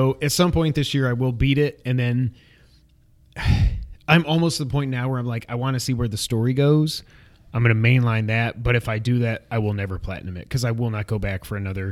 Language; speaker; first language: English; native; English